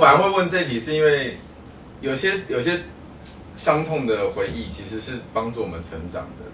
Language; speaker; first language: Chinese; native; Chinese